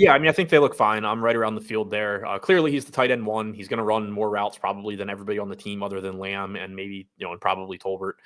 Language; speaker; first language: English; native; English